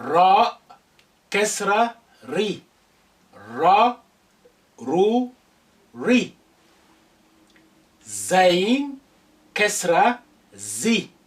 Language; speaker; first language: Arabic; non-native, fluent; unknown